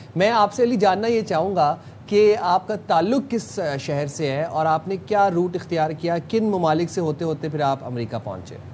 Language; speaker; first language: Urdu; native; Urdu